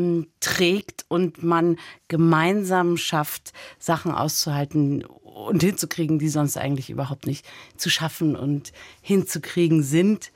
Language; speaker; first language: German; native; German